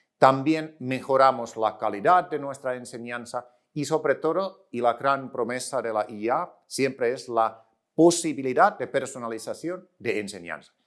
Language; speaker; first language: Spanish; non-native, fluent; Finnish